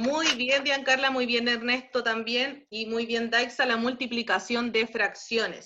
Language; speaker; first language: Spanish; native; Spanish